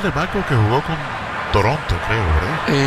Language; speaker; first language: Spanish; native; Spanish